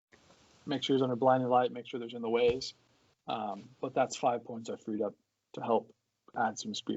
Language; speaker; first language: English; native; English